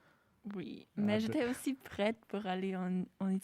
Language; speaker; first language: French; non-native, fluent; German